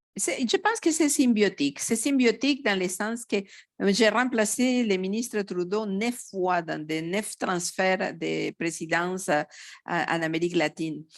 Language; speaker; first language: French; non-native, fluent; Spanish